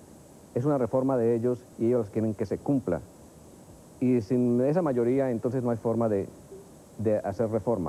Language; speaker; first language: Spanish; native; Spanish